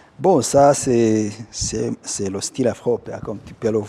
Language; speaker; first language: French; non-native, local second language; Kinyarwanda